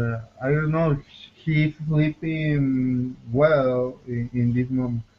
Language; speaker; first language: English; non-native, learner; Spanish